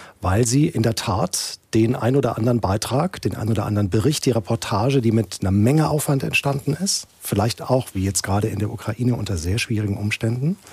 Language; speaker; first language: German; native; German